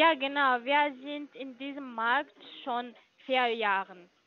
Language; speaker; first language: German; non-native, learner; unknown